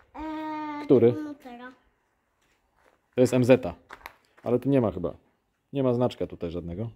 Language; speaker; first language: Polish; native; Polish